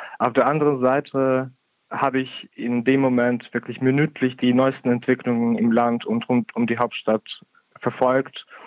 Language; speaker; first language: German; non-native, fluent; Ukrainian